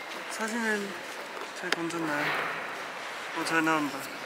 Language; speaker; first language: Korean; early bilingual, heritage; Korean